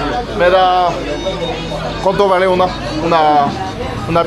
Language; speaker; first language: Spanish; non-native, fluent; French